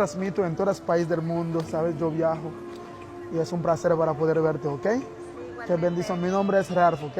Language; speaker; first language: Spanish; non-native, learner; Haitian Creole